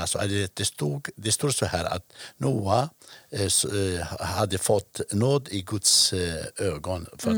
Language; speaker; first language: Swedish; non-native, fluent; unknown